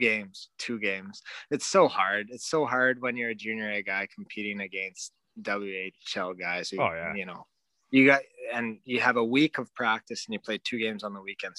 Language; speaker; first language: English; native; English